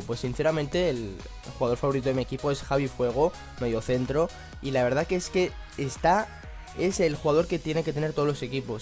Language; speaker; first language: Spanish; native; Spanish